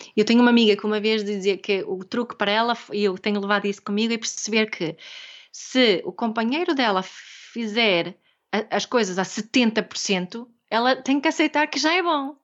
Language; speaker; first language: Portuguese; non-native, fluent; Swedish